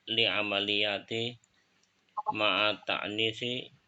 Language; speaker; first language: Arabic; non-native, learner; Indonesian